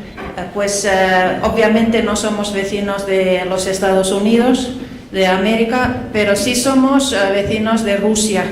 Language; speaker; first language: Spanish; non-native, fluent; Finnish